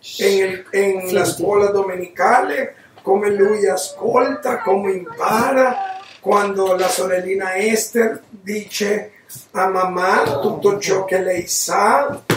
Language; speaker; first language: Italian; non-native, learner; Spanish